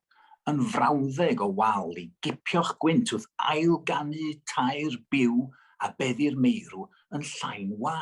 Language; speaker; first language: Welsh; native; Welsh